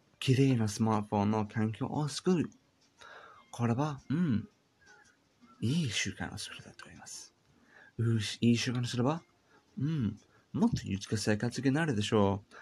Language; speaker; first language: Japanese; non-native, learner; English